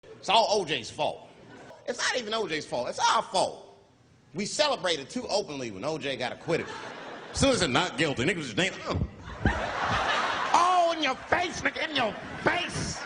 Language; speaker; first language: English; native; English